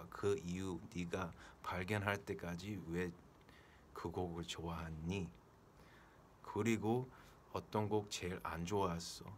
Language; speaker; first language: Korean; early bilingual, heritage; Korean